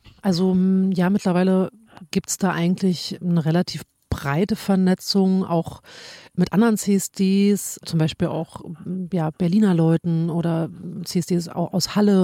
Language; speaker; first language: German; native; German